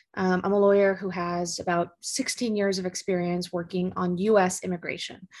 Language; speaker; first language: English; early bilingual, other home language; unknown